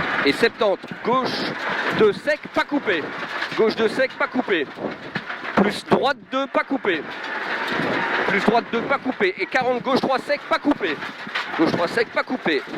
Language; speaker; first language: French; native; French